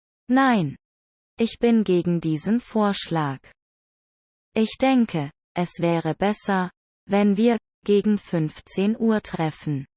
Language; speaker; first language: German; non-native, learner; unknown